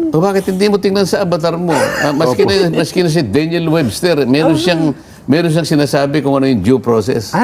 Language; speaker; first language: Filipino; non-native, local second language; Pampanga